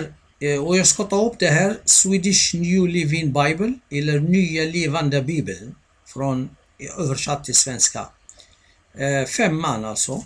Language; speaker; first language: Swedish; non-native, fluent; Arabic